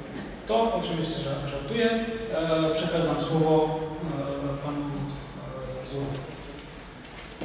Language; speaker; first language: Polish; non-native, fluent; Georgian